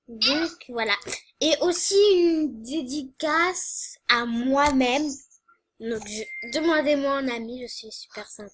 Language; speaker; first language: French; native; French